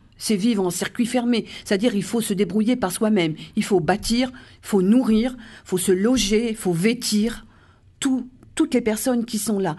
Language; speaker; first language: French; native; French